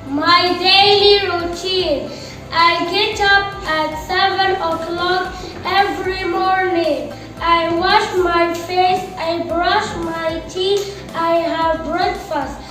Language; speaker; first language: English; non-native, learner; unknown